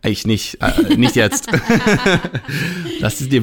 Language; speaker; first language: German; non-native, learner; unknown